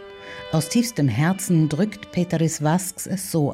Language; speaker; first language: German; native; German